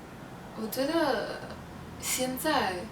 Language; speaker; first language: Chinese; non-native, learner; English